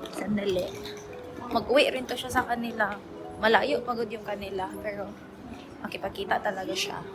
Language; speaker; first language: Filipino; native; Filipino